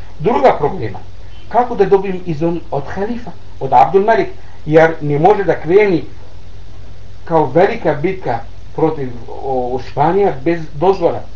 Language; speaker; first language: Bosnian; non-native, learner; Arabic